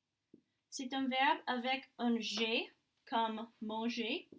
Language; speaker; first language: French; non-native, learner; English